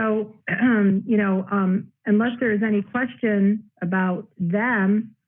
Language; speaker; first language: English; native; English